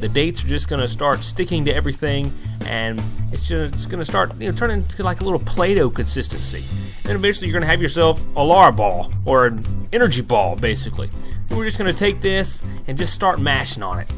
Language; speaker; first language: English; native; English